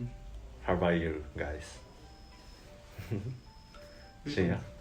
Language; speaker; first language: English; non-native, learner; Japanese